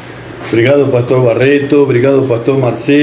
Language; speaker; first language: Portuguese; non-native, fluent; Spanish